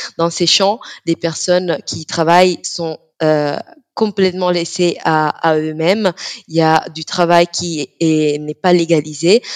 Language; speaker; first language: French; non-native, fluent; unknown